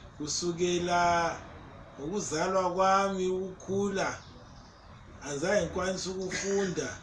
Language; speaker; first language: Zulu; early bilingual, heritage; North Ndebele